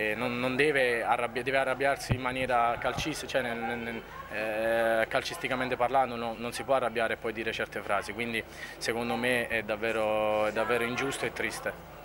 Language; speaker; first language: Italian; native; Italian